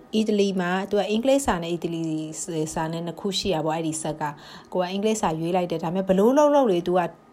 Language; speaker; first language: Burmese; native; Burmese